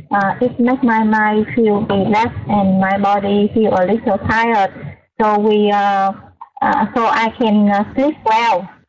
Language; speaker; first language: English; non-native, learner; Vietnamese